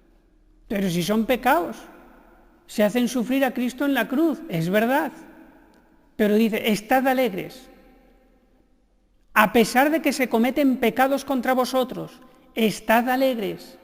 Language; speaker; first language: Spanish; native; Spanish